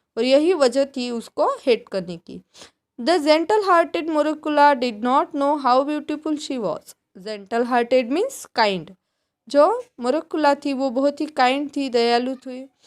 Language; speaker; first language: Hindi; non-native, local second language; Marathi